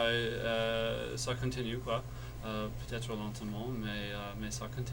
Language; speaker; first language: French; non-native, fluent; English